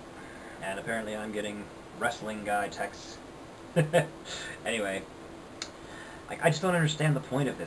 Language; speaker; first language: English; native; English